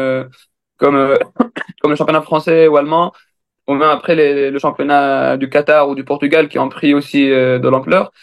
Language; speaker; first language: French; non-native, local second language; Arabic